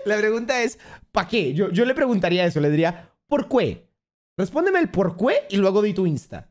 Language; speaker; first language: Spanish; native; Spanish